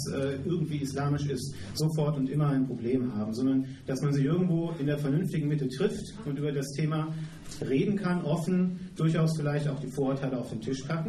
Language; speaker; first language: German; native; German